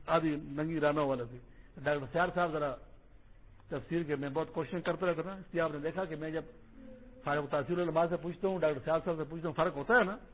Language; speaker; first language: Urdu; non-native, local second language; Pashto